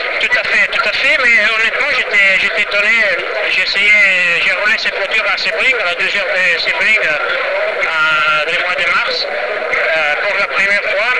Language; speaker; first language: French; non-native, fluent; Italian